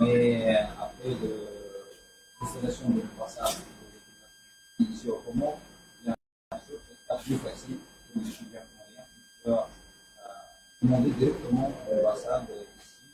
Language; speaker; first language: French; non-native, learner; Russian